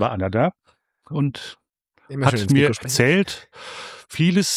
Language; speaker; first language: German; native; German